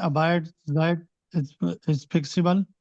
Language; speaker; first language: German; non-native, learner; Urdu